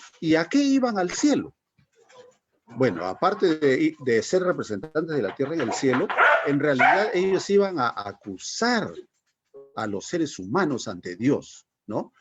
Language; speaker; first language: Spanish; native; Spanish